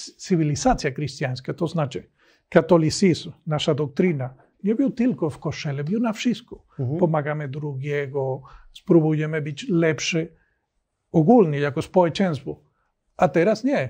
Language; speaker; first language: Polish; non-native, learner; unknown